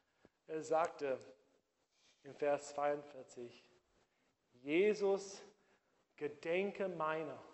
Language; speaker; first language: German; non-native, fluent; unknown